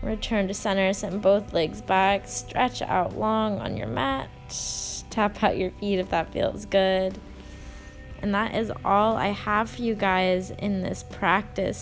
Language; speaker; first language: English; native; English